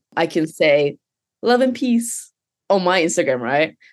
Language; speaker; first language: English; non-native, fluent; Japanese